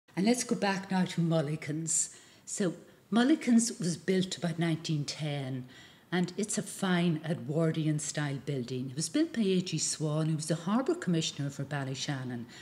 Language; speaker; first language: English; native; English